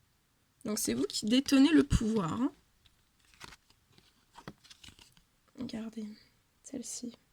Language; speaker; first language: French; native; French